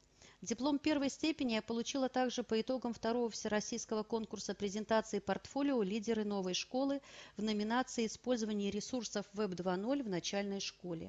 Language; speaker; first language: Russian; native; Russian